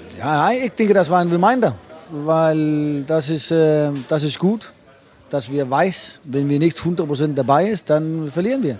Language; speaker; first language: German; non-native, fluent; Danish